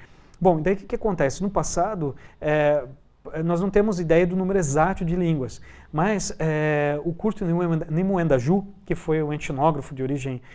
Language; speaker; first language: Portuguese; native; Portuguese